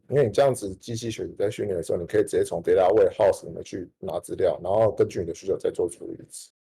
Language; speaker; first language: Chinese; native; Chinese